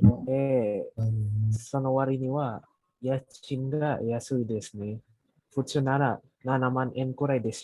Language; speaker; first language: Japanese; non-native, learner; Indonesian